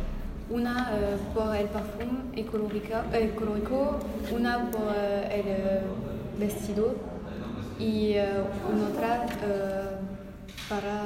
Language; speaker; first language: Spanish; non-native, learner; French